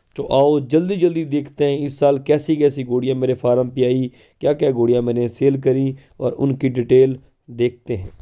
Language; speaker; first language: Hindi; non-native, local second language; Punjabi